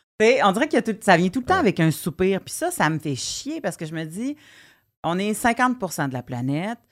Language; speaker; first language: French; native; French